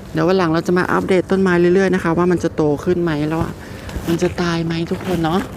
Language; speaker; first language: Thai; non-native, local second language; Northeastern Thai